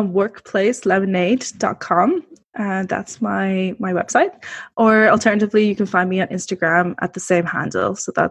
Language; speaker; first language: English; native; English